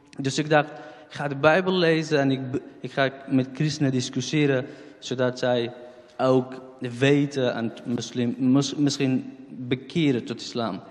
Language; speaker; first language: Dutch; non-native, fluent; Central Kurdish